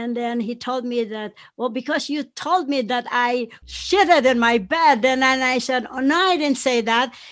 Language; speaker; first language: English; non-native, local second language; Pampanga